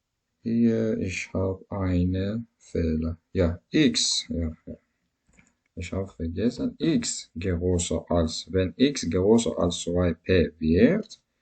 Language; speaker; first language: German; non-native, learner; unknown